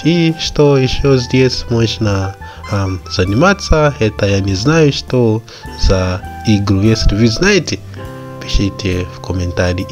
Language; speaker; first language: Russian; non-native, learner; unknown